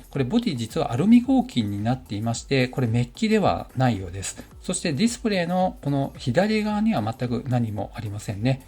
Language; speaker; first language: Japanese; native; Japanese